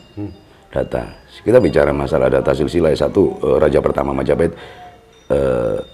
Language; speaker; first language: Indonesian; native; Indonesian